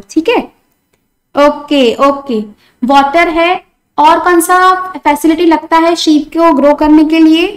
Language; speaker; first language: Hindi; non-native, local second language; Marathi